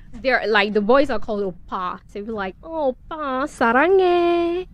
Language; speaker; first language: English; non-native, local second language; Akan